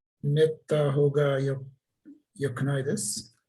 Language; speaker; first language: Japanese; non-native, learner; Portuguese